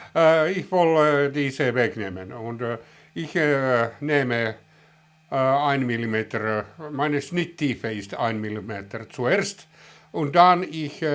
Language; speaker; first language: German; non-native, learner; Finnish